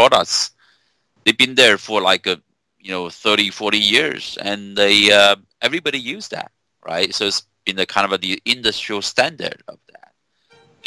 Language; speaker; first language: English; non-native, fluent; Chinese